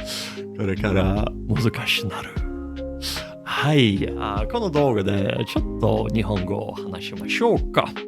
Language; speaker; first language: Japanese; non-native, learner; English